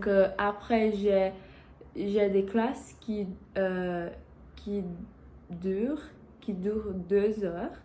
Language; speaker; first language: French; non-native, learner; Portuguese